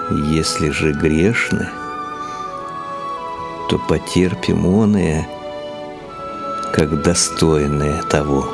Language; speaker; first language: Russian; native; Russian